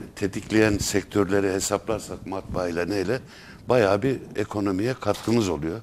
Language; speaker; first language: Turkish; native; Turkish